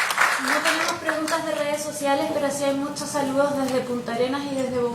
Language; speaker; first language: Spanish; native; Spanish